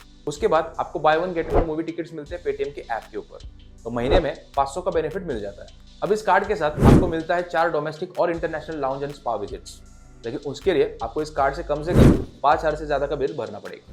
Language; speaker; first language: Hindi; native; Hindi